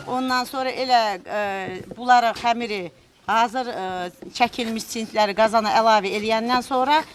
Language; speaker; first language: Azerbaijani; non-native, local second language; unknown